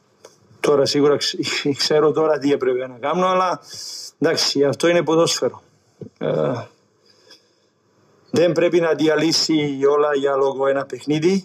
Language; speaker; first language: Greek; non-native, learner; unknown